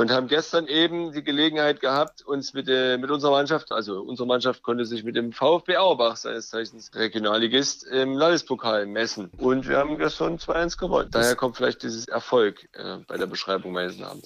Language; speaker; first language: German; native; German